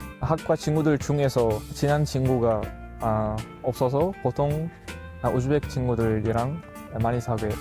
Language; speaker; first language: Korean; non-native, fluent; Uzbek